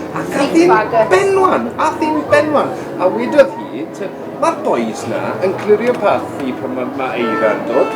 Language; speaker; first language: Welsh; non-native, local second language; English